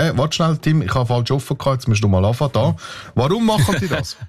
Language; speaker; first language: German; native; German